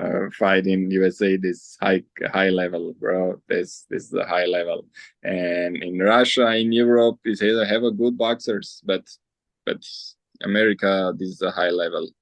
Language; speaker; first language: English; non-native, learner; Armenian